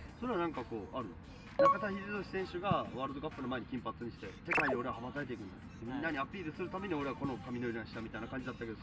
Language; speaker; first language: Japanese; native; Japanese